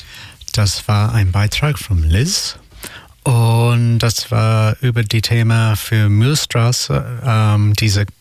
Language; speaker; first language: German; non-native, learner; English